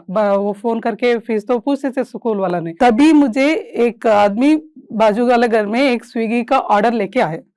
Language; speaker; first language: Hindi; non-native, local second language; Kannada